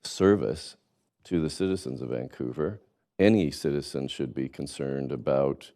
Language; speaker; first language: English; native; English